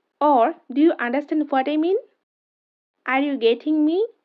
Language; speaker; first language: English; non-native, local second language; Bangla